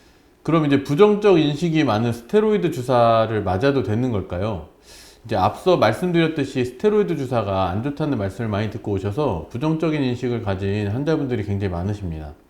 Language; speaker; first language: Korean; native; Korean